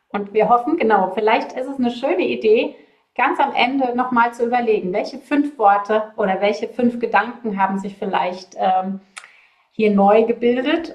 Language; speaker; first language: German; native; German